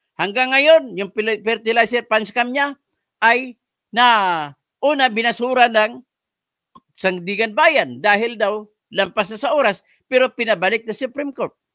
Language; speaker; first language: Filipino; non-native, local second language; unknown